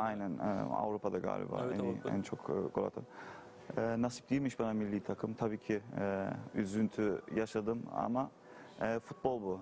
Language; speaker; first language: Turkish; early bilingual, heritage; Turkish